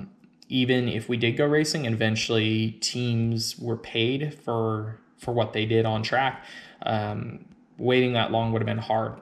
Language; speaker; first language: English; native; English